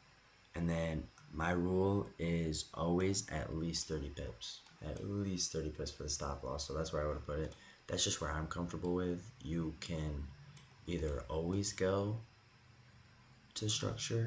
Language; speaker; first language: English; native; English